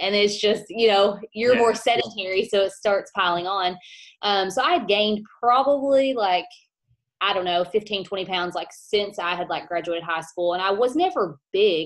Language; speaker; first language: English; native; English